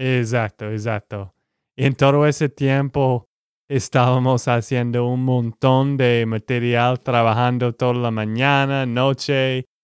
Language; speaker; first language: Spanish; non-native, learner; English